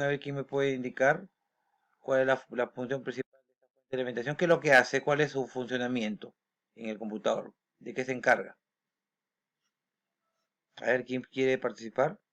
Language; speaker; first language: Spanish; native; Spanish